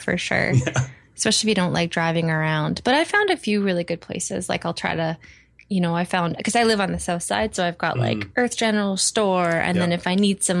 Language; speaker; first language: English; native; English